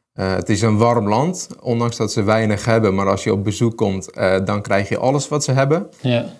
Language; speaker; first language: Dutch; early bilingual, other home language; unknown